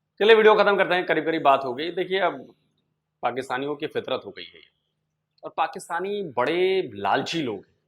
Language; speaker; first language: Hindi; native; Hindi